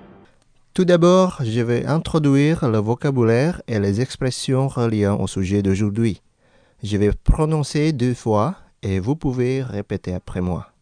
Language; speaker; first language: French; non-native, fluent; Indonesian